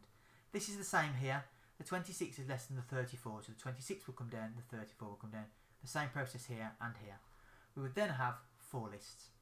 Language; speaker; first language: English; native; English